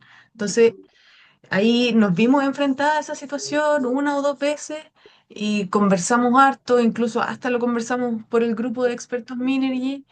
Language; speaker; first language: Spanish; native; Spanish